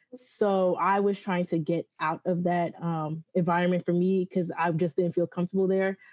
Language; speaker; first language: English; early bilingual, other home language; Yoruba